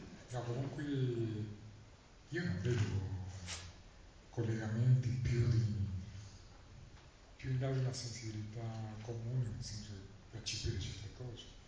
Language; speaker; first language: Italian; non-native, fluent; Spanish